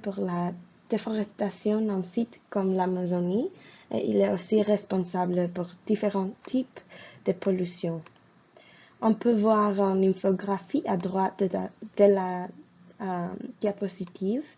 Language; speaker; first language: French; non-native, fluent; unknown